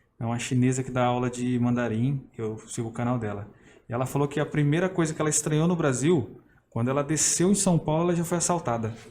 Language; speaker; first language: Portuguese; native; Portuguese